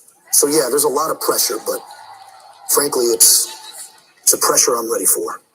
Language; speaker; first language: English; native; English